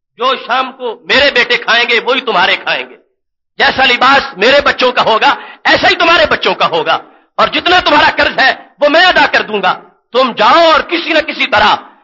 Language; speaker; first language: Urdu; native; Urdu